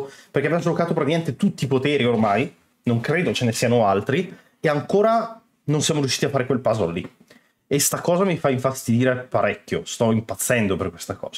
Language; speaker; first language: Italian; native; Italian